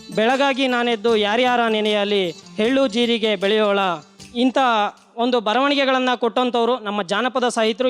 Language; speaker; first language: Kannada; native; Kannada